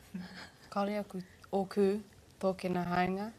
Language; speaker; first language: Māori; non-native, learner; English